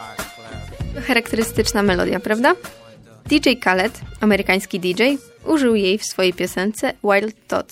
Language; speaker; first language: Polish; native; Polish